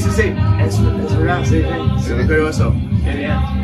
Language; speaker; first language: Spanish; non-native, learner; English